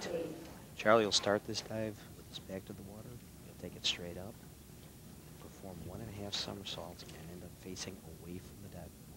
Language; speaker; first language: English; native; English